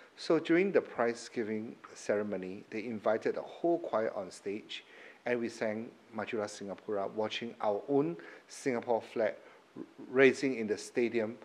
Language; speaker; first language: English; non-native, local second language; Chinese